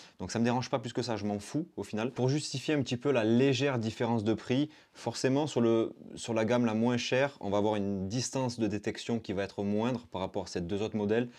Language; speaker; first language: French; native; French